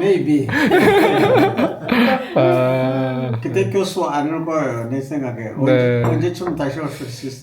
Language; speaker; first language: Korean; non-native, learner; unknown